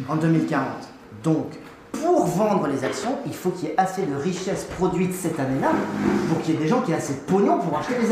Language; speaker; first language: French; native; French